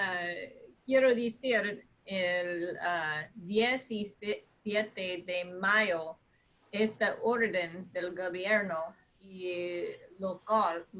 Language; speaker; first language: Spanish; non-native, fluent; English